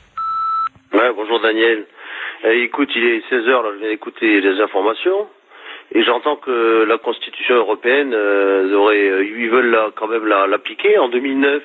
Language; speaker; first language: French; native; French